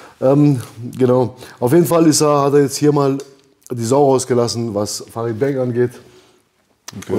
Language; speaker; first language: German; early bilingual, other home language; Albanian